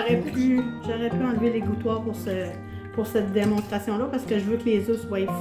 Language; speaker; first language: French; native; French